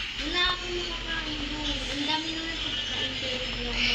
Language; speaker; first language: Filipino; native; Filipino